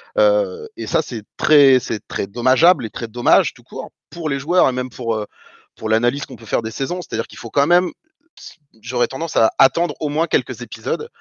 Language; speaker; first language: French; native; French